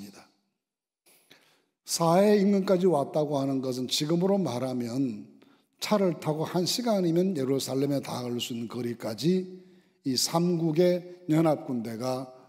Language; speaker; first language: Korean; native; Korean